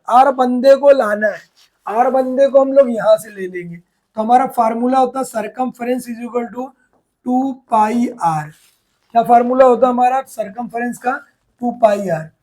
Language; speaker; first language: Hindi; non-native, local second language; Urdu